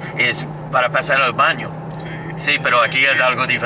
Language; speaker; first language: Spanish; non-native, learner; English